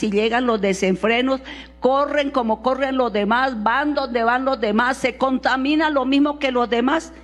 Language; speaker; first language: Spanish; native; Spanish